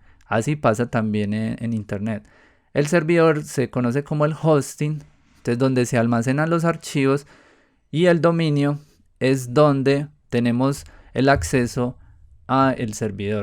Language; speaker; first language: Spanish; native; Spanish